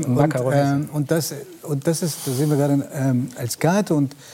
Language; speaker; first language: German; native; German